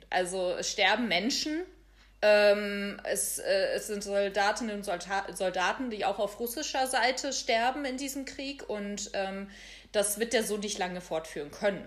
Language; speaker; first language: German; native; German